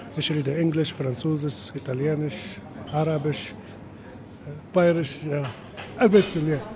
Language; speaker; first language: German; non-native, learner; Arabic